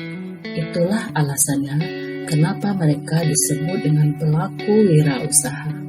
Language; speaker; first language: Indonesian; native; Indonesian